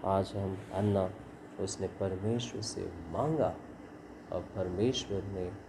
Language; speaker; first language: Hindi; non-native, local second language; Kannada